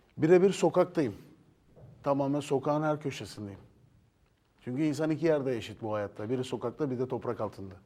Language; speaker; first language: Turkish; native; Turkish